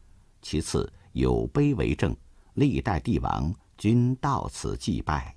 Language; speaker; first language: Chinese; native; Chinese